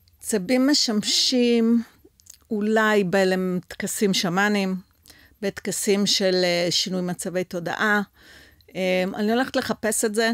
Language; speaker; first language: Hebrew; early bilingual, other home language; French